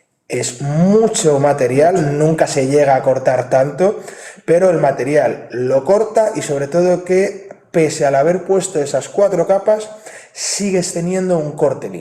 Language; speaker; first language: Spanish; native; Spanish